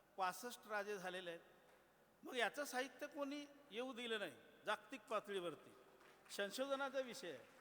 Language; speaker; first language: Marathi; non-native, local second language; Gondi